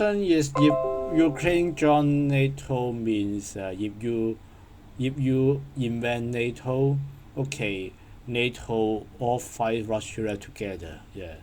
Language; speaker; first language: English; non-native, learner; Cantonese